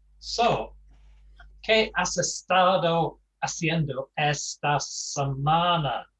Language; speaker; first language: Spanish; non-native, fluent; English